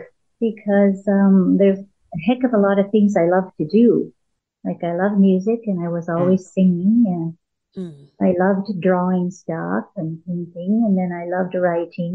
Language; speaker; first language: English; native; English